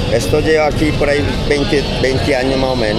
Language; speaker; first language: Spanish; native; Spanish